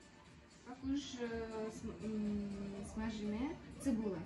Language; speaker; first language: Czech; non-native, learner; Kara-Kalpak